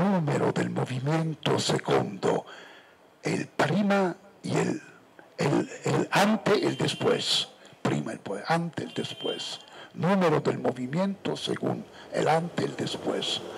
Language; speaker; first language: Spanish; non-native, fluent; Italian